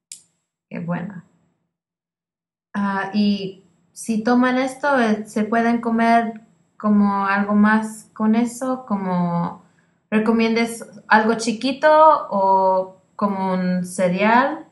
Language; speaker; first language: Spanish; early bilingual, heritage; English